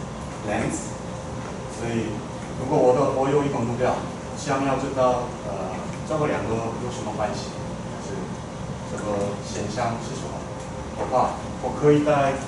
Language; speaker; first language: Chinese; non-native, fluent; Korean